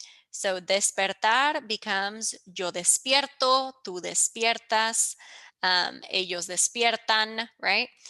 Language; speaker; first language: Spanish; early bilingual, heritage; English